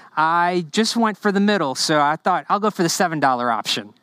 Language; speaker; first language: English; early bilingual, other home language; Spanish